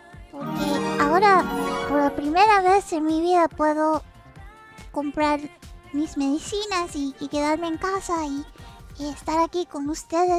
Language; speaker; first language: Spanish; early bilingual, heritage; English